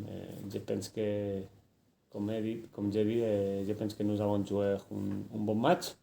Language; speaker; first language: French; non-native, fluent; Spanish